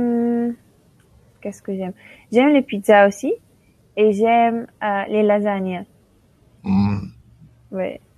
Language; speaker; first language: French; non-native, local second language; Arabic